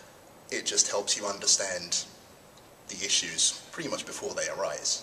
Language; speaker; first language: English; native; English